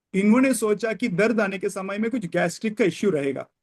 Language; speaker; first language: Hindi; non-native, local second language; Kannada